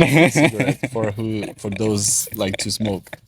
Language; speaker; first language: English; non-native, fluent; Portuguese